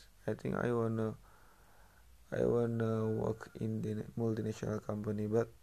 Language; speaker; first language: English; non-native, learner; Indonesian